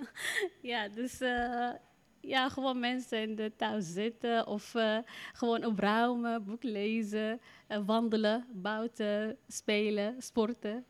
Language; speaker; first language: Dutch; non-native, learner; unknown